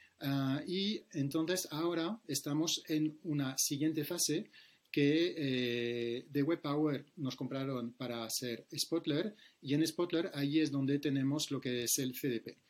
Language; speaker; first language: Spanish; non-native, fluent; French